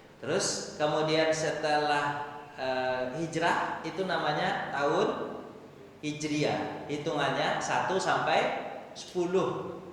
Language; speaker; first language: Indonesian; non-native, local second language; Minangkabau